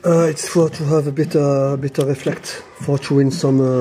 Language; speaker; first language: English; non-native, learner; French